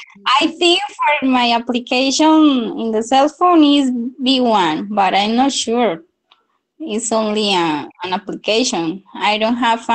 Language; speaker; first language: English; non-native, learner; Spanish